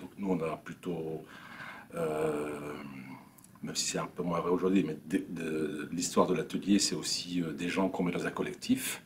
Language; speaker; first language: French; native; French